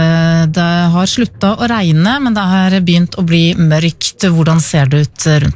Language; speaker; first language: Norwegian; native; Norwegian